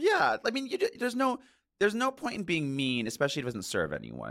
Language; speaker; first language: English; native; English